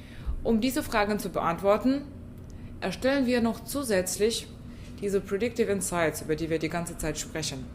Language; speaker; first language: German; non-native, fluent; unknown